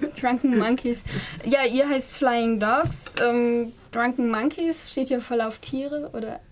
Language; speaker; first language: German; native; German